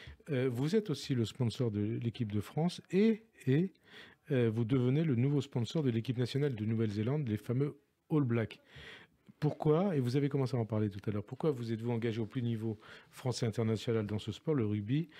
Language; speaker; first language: French; native; French